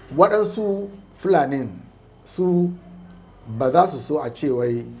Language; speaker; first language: Hausa; non-native, local second language; Fula